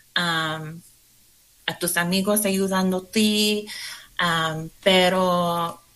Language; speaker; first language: Spanish; non-native, learner; English